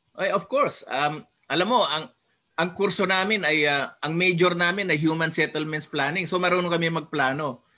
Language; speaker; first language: Filipino; non-native, local second language; Iloko